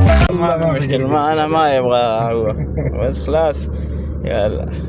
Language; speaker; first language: Arabic; non-native, learner; Pashto